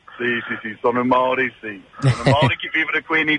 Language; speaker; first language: Italian; non-native, fluent; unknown